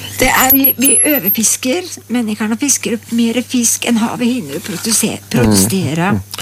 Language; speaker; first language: Swedish; native; Swedish